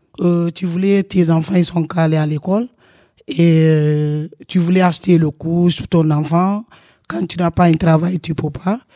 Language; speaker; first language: French; non-native, local second language; Wolof